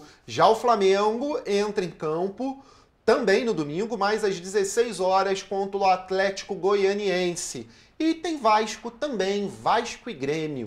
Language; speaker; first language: Portuguese; native; Portuguese